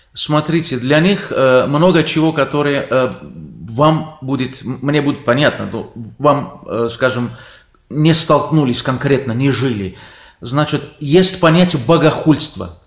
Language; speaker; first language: Russian; non-native, fluent; Arabic